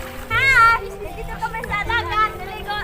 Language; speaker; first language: Filipino; non-native, local second language; Cebuano